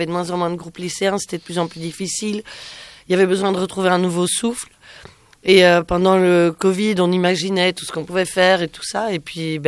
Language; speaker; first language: French; native; French